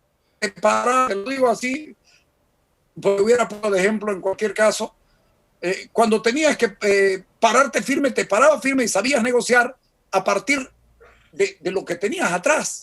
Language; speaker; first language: Spanish; native; Spanish